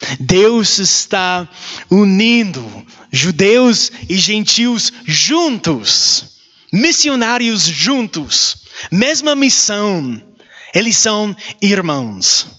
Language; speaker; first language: Portuguese; non-native, learner; English